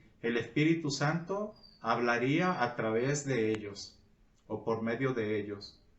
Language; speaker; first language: Spanish; native; Spanish